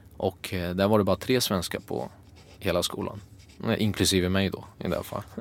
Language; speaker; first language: Swedish; early bilingual, other home language; Kurdish